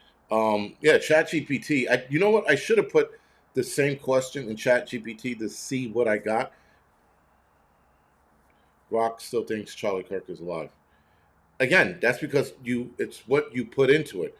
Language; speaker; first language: English; native; English